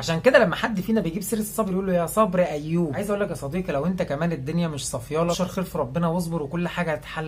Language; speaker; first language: Arabic; native; Arabic